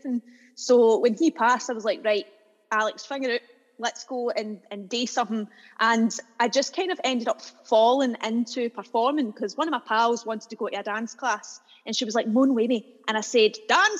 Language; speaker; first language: English; native; English